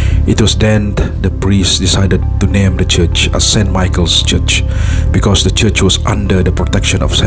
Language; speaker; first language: English; non-native, local second language; Malay